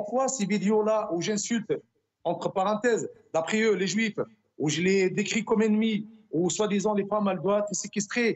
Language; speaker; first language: French; non-native, local second language; Arabic